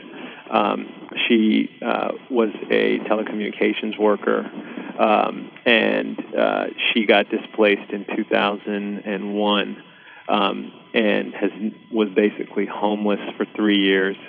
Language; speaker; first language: English; early bilingual, other home language; Sinhala